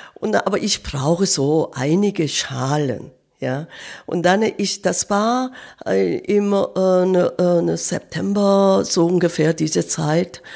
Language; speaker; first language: German; non-native, learner; Korean